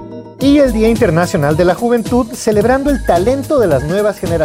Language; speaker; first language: Spanish; native; Spanish